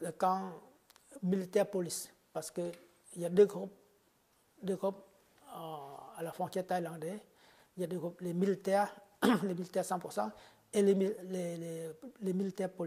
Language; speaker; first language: French; non-native, fluent; Khmer